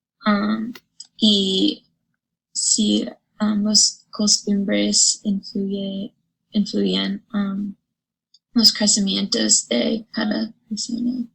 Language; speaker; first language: Spanish; non-native, learner; English